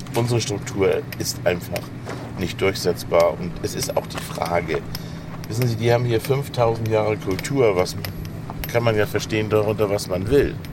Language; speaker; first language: German; native; German